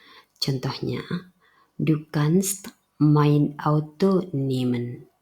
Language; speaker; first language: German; non-native, fluent; Indonesian